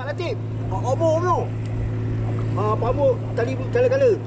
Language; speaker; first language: Malay; native; Malay